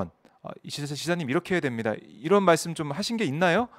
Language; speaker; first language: Korean; native; Korean